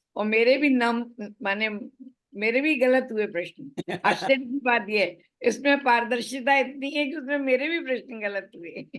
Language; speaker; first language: Hindi; native; Hindi